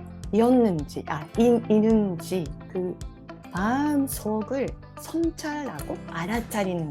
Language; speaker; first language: Korean; non-native, fluent; Japanese